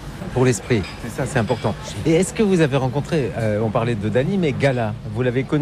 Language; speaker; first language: French; native; French